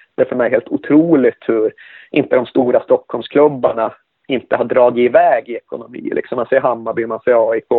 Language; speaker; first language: Swedish; native; Swedish